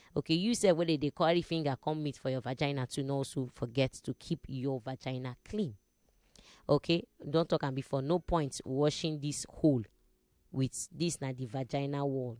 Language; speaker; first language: Nigerian Pidgin; non-native, local second language; Igbo